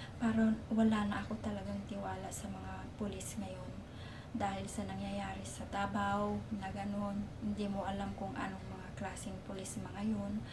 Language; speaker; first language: Filipino; non-native, local second language; Cebuano